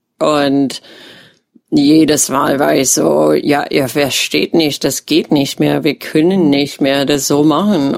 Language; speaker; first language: German; non-native, fluent; English